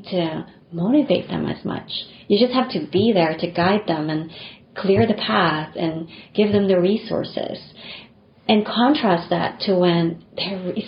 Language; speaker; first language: English; non-native, local second language; Filipino